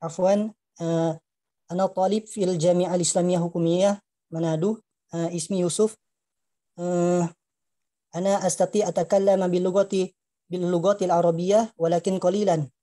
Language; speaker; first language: Arabic; non-native, learner; Indonesian